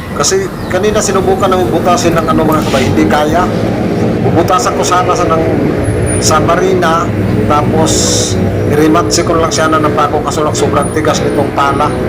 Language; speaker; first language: Filipino; non-native, local second language; Cebuano